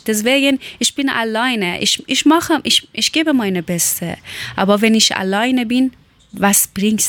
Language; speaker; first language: German; non-native, learner; Persian